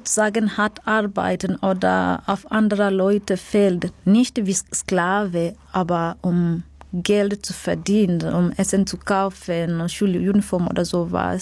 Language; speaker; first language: German; non-native, learner; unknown